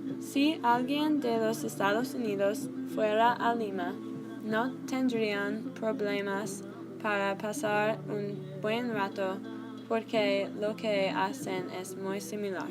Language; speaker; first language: Spanish; non-native, learner; English